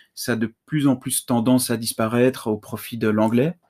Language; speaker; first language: French; native; French